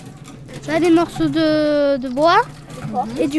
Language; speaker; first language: French; native; French